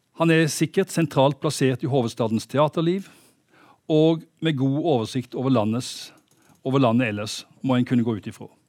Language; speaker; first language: Norwegian; native; Norwegian